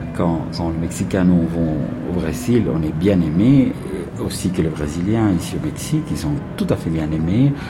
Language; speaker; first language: French; non-native, fluent; Spanish